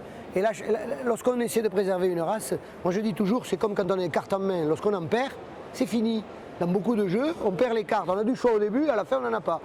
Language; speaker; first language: French; native; French